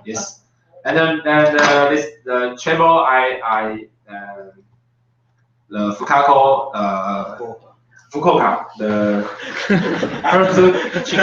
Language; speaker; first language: English; non-native, learner; Chinese